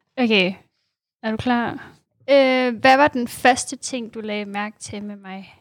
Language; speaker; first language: Danish; native; Danish